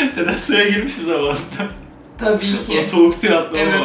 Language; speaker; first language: Turkish; native; Turkish